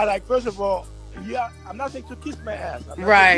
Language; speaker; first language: English; early bilingual, other home language; Haitian Creole